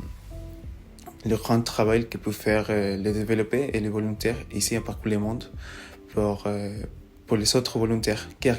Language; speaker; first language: French; non-native, learner; Spanish